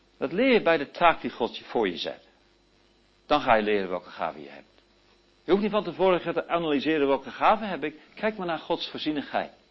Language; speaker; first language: Dutch; early bilingual, heritage; Dutch